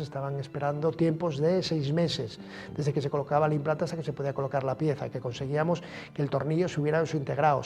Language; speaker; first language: Spanish; native; Spanish